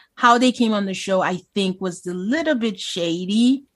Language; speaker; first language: English; non-native, local second language; Yoruba